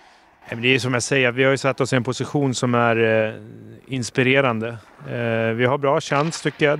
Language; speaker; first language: Swedish; native; Swedish